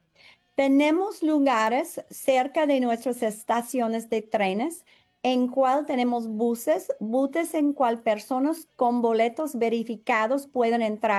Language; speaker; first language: Spanish; non-native, fluent; English